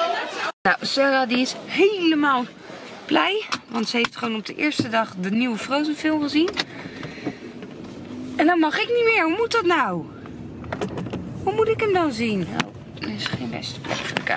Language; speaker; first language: Dutch; native; Dutch